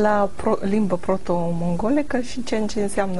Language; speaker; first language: Romanian; non-native, learner; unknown